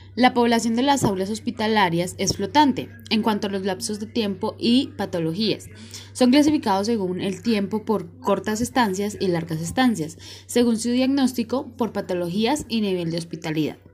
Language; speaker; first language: Spanish; native; Spanish